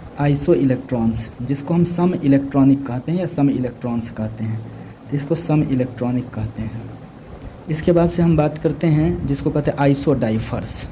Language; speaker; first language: Hindi; native; Hindi